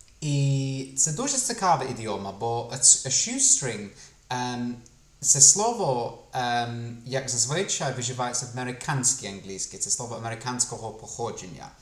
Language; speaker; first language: Ukrainian; non-native, fluent; English